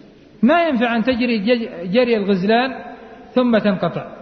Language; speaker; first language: Arabic; native; Arabic